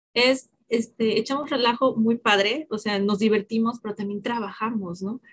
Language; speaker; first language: Spanish; native; Spanish